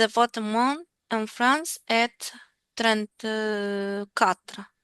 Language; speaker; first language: French; non-native, learner; Spanish